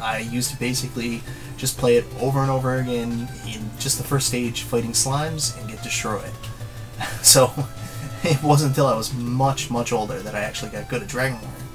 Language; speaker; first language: English; native; English